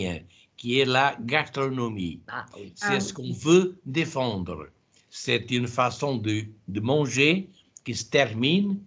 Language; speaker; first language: French; non-native, fluent; Portuguese